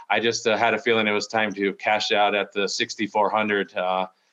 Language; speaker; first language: English; native; English